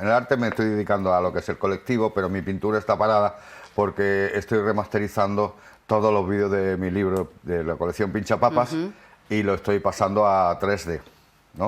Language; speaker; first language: Spanish; native; Spanish